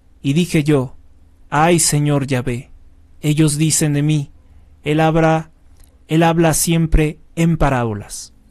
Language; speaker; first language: Spanish; native; Spanish